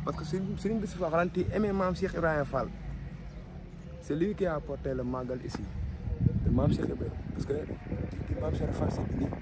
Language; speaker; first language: French; non-native, local second language; Wolof